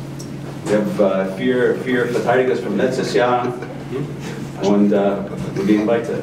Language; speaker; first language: German; non-native, fluent; English